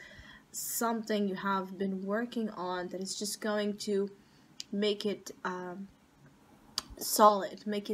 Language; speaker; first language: English; non-native, fluent; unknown